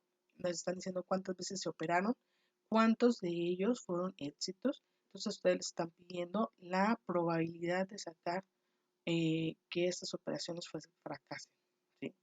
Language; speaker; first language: Spanish; native; Spanish